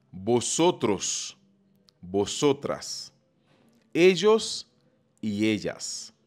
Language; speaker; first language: Spanish; non-native, fluent; Haitian Creole